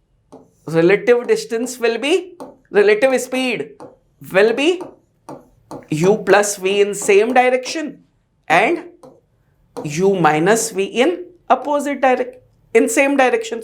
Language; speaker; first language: English; non-native, local second language; Hindi